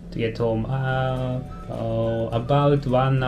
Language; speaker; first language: English; non-native, learner; Japanese